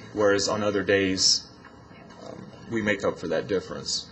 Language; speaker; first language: English; non-native, fluent; Polish